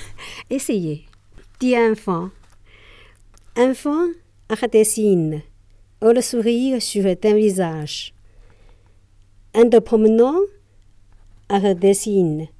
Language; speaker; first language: French; non-native, learner; Chinese